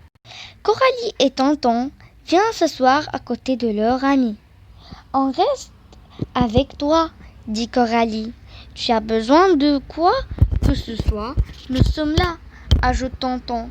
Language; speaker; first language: French; non-native, local second language; Arabic